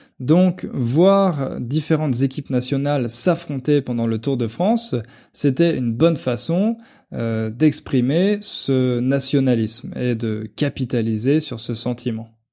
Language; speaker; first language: French; native; French